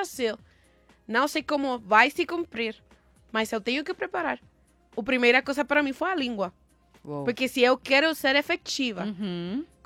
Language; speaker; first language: Portuguese; non-native, learner; Spanish